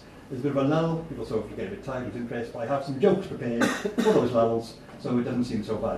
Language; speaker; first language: English; native; English